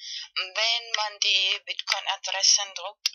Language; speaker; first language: German; non-native, learner; Spanish